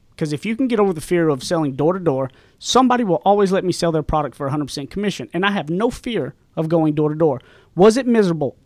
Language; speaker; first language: English; native; English